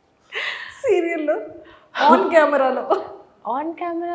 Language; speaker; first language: Telugu; native; Telugu